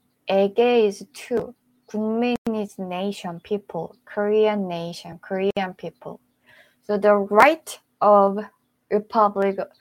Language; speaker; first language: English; non-native, fluent; Korean